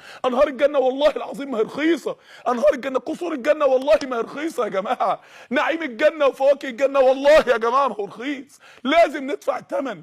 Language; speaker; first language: Arabic; native; Arabic